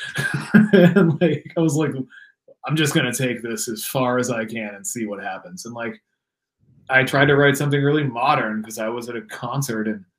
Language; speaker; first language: English; native; English